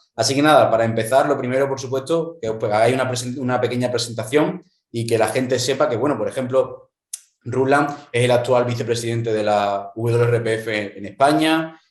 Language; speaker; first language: Spanish; native; Spanish